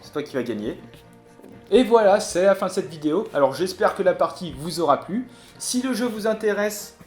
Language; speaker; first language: French; native; French